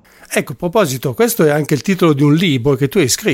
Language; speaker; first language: Italian; native; Italian